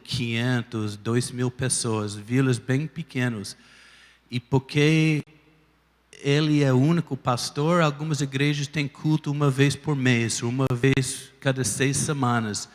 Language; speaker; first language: Portuguese; non-native, fluent; English